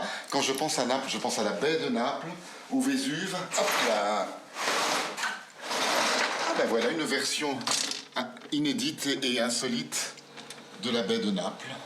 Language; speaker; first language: French; native; French